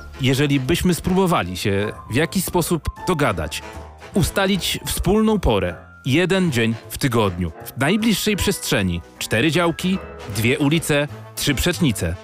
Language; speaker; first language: Polish; native; Polish